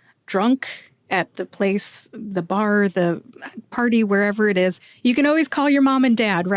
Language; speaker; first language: English; native; English